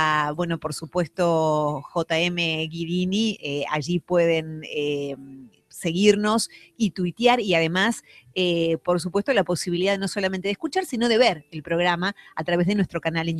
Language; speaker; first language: Spanish; native; Spanish